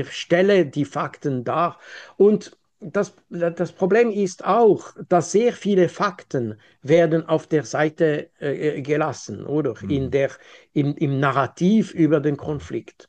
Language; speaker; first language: German; non-native, local second language; French